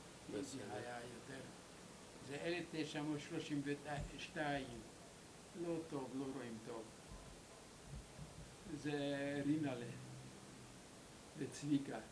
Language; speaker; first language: Hebrew; non-native, learner; German